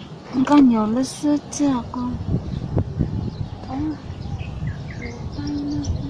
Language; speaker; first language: Chinese; non-native, learner; Indonesian